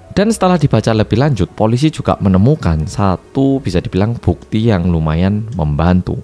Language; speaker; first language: Indonesian; non-native, fluent; Korean